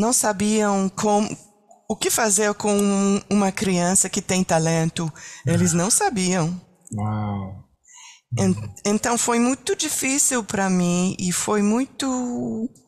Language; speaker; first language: Portuguese; non-native, learner; French